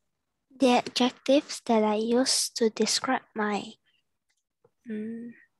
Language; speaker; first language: English; non-native, learner; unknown